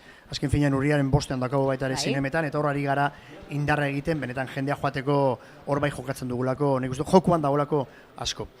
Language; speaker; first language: Basque; native; Basque